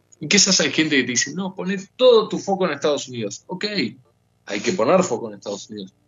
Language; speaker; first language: Spanish; native; Spanish